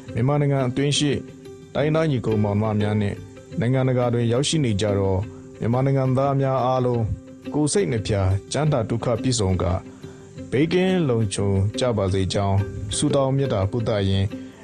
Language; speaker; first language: Burmese; non-native, local second language; Hakha Chin